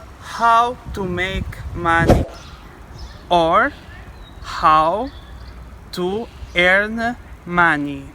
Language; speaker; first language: English; non-native, fluent; Portuguese